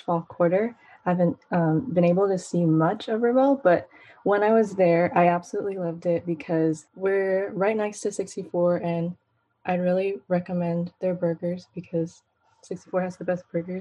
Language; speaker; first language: English; native; English